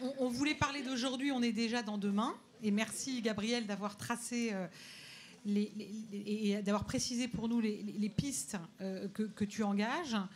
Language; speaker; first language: French; native; French